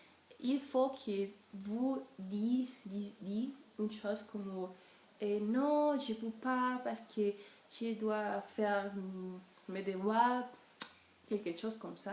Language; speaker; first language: French; non-native, learner; Spanish